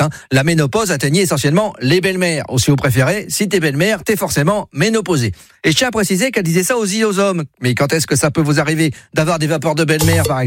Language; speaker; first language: French; native; French